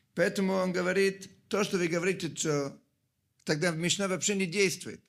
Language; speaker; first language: Russian; non-native, fluent; Italian